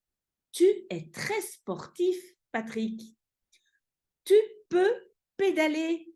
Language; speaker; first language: French; non-native, fluent; Dutch